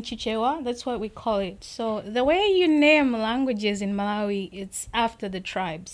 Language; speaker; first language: English; non-native, local second language; Nyanja